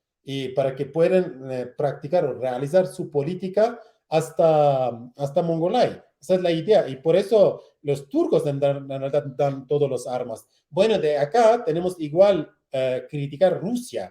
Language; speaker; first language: Spanish; non-native, learner; Kurdish